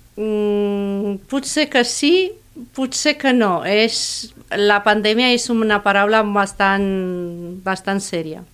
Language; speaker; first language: Catalan; non-native, fluent; Spanish